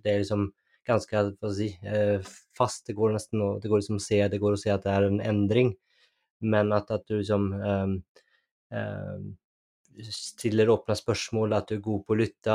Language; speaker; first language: Norwegian; native; Norwegian